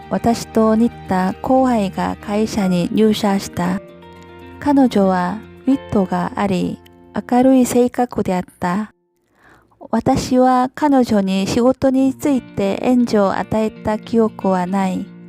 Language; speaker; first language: Japanese; non-native, learner; Korean